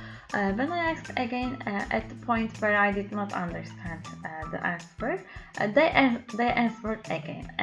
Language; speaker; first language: English; non-native, learner; Turkish